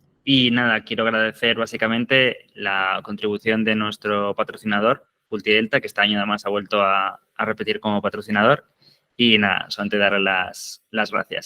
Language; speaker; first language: Spanish; native; Spanish